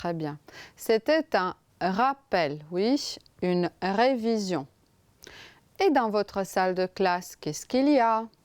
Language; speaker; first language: French; non-native, fluent; Romanian